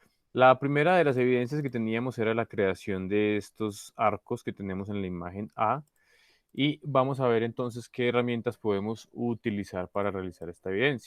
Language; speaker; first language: Spanish; native; Spanish